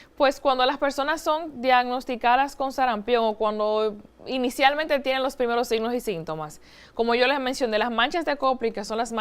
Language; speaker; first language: Spanish; native; Spanish